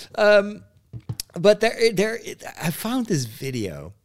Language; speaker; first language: English; non-native, fluent; Dutch